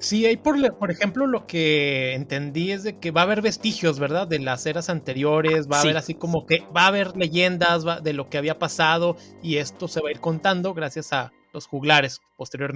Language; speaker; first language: Spanish; native; Spanish